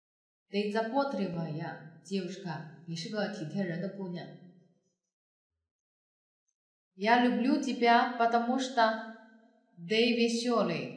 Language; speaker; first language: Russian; non-native, fluent; Chinese